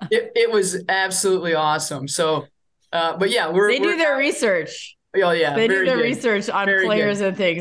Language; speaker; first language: English; native; English